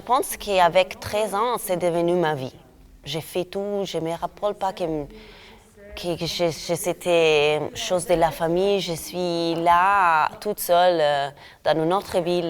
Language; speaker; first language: French; non-native, fluent; Italian